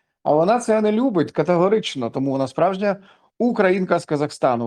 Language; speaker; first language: Ukrainian; native; Ukrainian